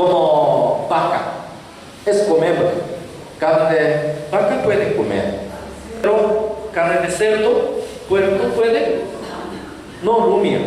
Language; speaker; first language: Spanish; non-native, learner; Korean